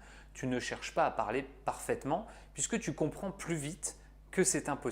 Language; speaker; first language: French; native; French